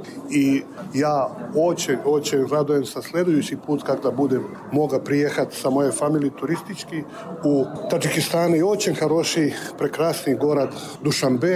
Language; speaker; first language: Russian; non-native, learner; Serbian